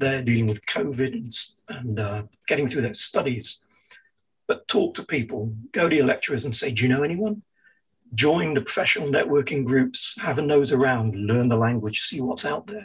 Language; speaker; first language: English; native; English